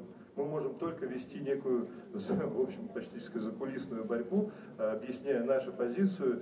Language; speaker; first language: Russian; native; Russian